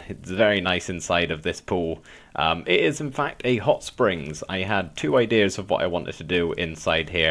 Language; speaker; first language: English; native; English